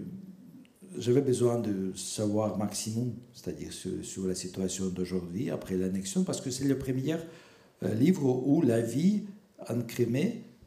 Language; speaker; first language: French; non-native, fluent; Russian